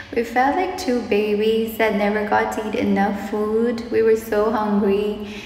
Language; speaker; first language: English; non-native, local second language; Tangkhul Naga (India)